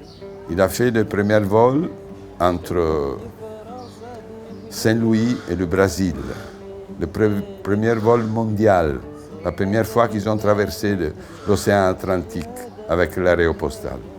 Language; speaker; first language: French; non-native, fluent; Italian